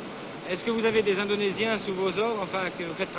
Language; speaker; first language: French; native; French